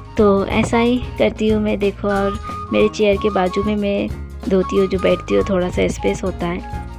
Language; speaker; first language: Hindi; non-native, local second language; Bangla